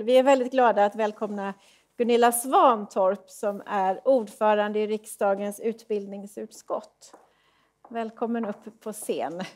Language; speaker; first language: Swedish; native; Swedish